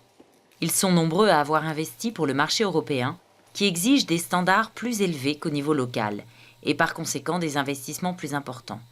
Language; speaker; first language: French; native; French